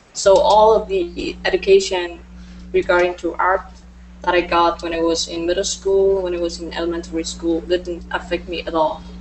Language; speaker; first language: English; non-native, fluent; Vietnamese